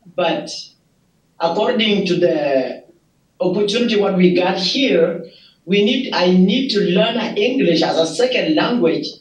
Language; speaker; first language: English; non-native, learner; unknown